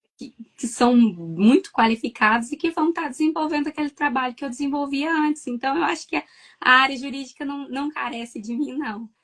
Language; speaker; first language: Portuguese; native; Portuguese